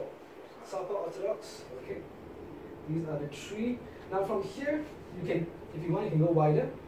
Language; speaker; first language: English; non-native, local second language; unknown